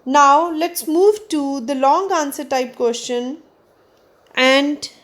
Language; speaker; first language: English; non-native, local second language; Punjabi